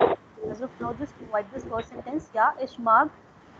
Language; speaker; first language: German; non-native, fluent; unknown